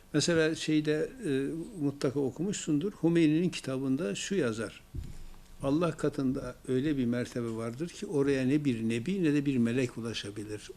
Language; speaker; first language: Turkish; native; Turkish